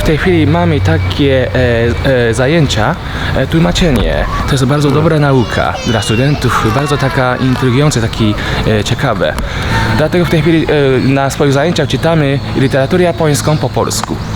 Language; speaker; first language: Polish; non-native, fluent; Japanese